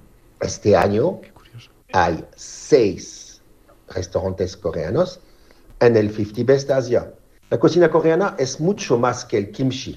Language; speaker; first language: Spanish; non-native, learner; French